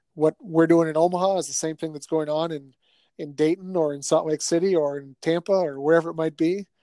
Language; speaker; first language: English; native; English